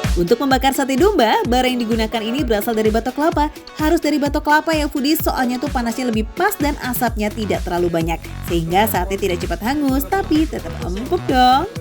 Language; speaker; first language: Indonesian; native; Indonesian